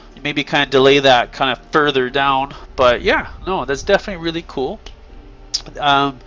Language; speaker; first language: English; native; English